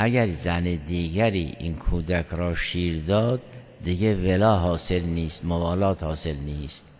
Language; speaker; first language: Persian; native; Persian